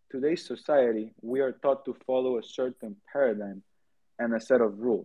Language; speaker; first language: English; non-native, fluent; Spanish